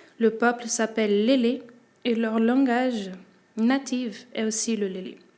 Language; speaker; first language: French; early bilingual, other home language; Portuguese